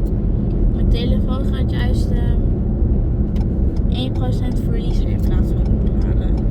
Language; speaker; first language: Dutch; native; Dutch